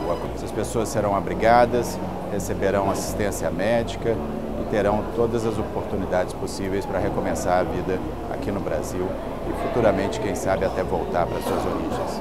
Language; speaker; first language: Portuguese; native; Portuguese